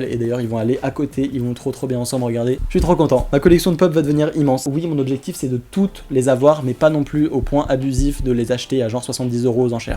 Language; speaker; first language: French; native; French